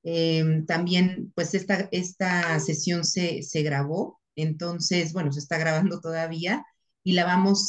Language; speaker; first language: Spanish; native; Spanish